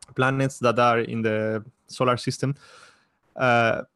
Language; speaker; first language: English; non-native, fluent; Spanish